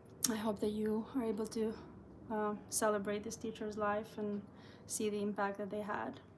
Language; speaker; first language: English; early bilingual, other home language; Albanian